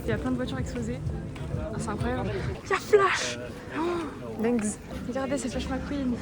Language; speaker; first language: French; native; French